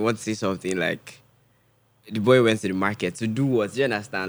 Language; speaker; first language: English; non-native, local second language; Igbo